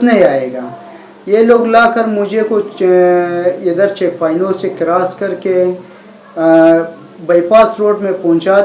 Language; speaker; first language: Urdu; non-native, learner; Persian